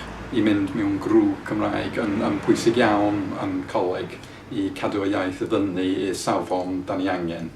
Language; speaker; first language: Welsh; non-native, fluent; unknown